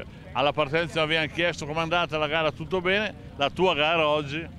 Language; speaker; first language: Italian; native; Italian